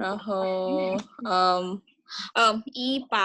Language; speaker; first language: Chinese; non-native, learner; Indonesian